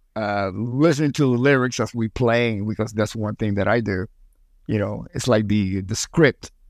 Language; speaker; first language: English; early bilingual, other home language; Spanish